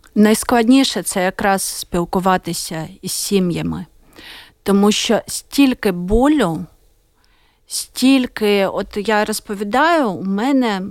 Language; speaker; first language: Ukrainian; native; Ukrainian